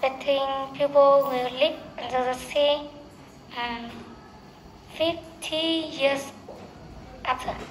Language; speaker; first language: English; non-native, learner; Vietnamese